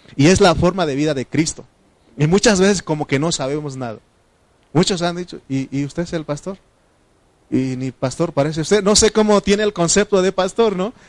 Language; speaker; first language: Spanish; non-native, local second language; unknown